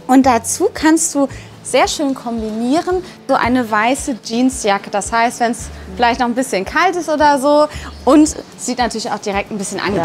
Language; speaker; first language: German; native; German